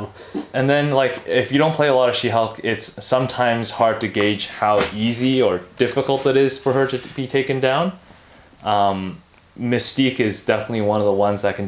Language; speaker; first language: English; native; English